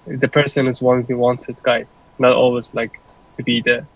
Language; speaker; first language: English; non-native, learner; Persian